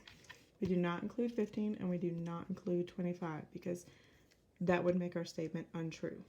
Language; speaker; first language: English; native; English